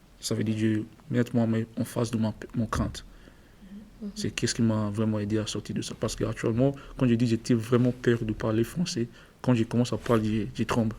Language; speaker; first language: French; non-native, learner; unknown